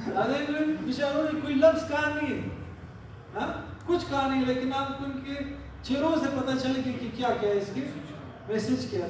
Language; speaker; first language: Urdu; non-native, local second language; Pashto